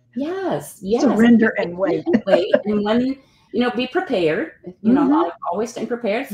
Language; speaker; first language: English; native; English